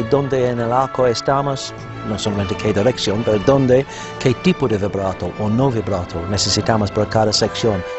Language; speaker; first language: Spanish; non-native, fluent; English